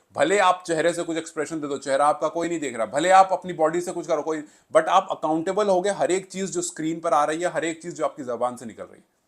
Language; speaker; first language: Hindi; native; Hindi